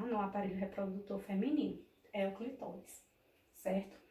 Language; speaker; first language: Portuguese; native; Portuguese